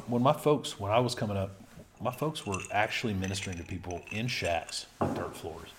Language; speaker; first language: English; early bilingual, other home language; Spanish